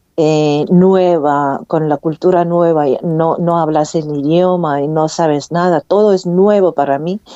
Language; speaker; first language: Spanish; non-native, fluent; Korean